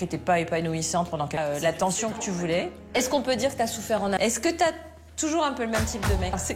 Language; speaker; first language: French; native; French